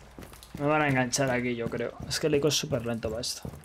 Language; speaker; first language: Spanish; native; Spanish